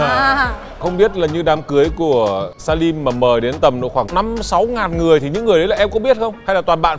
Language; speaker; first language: Vietnamese; native; Vietnamese